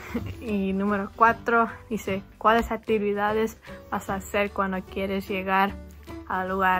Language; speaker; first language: Spanish; non-native, learner; English